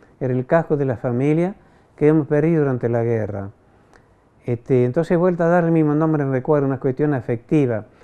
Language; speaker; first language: Spanish; non-native, fluent; French